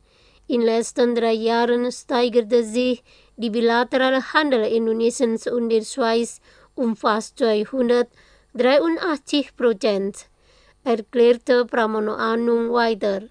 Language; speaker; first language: German; non-native, learner; Indonesian